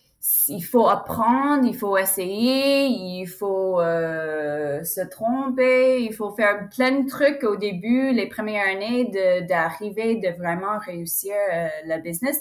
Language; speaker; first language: French; non-native, fluent; English